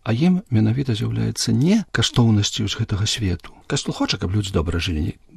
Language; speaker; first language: Belarusian; non-native, local second language; Polish